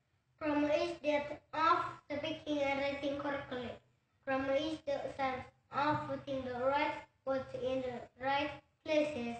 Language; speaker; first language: English; non-native, learner; Thai